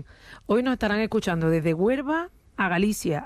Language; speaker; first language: Spanish; native; Spanish